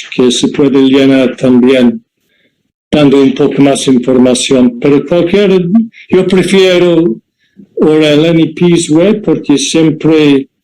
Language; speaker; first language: Spanish; non-native, fluent; English